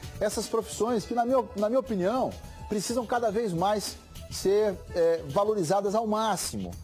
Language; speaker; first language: Portuguese; native; Portuguese